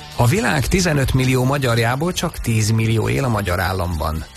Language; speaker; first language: Hungarian; native; Hungarian